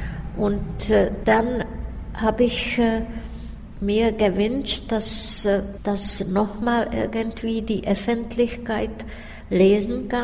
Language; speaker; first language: German; non-native, fluent; Czech